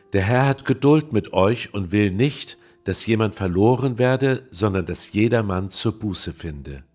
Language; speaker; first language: German; native; German